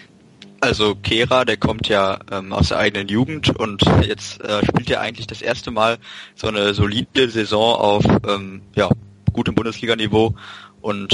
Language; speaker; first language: German; native; German